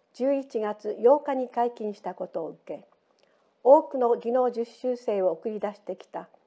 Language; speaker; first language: Japanese; native; Japanese